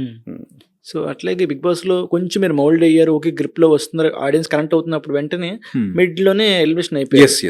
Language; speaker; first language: Telugu; native; Telugu